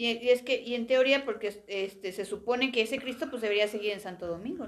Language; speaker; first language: Spanish; native; Spanish